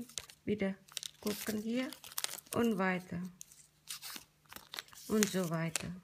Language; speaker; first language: German; non-native, learner; Indonesian